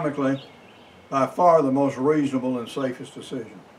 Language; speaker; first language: English; native; English